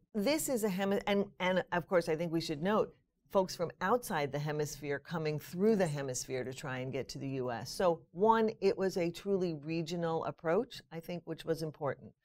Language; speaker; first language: English; native; English